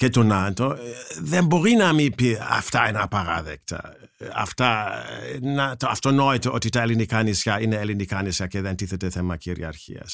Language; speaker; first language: Greek; non-native, fluent; German